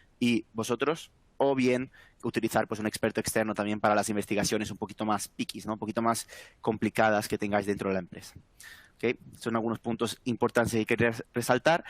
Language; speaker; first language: Spanish; native; Spanish